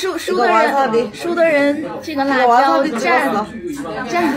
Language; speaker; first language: Chinese; native; Chinese